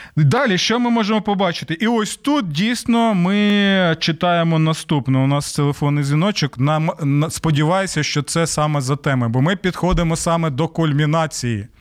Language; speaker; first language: Ukrainian; native; Ukrainian